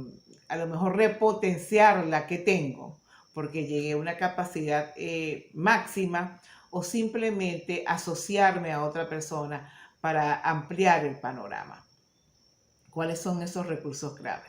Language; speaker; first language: Spanish; native; Spanish